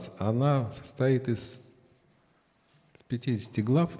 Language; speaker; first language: Russian; native; Russian